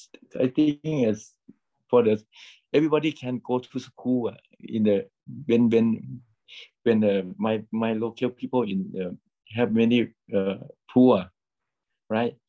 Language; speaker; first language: English; non-native, learner; Thai